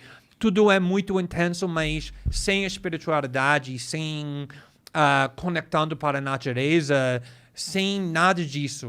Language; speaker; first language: Portuguese; non-native, fluent; English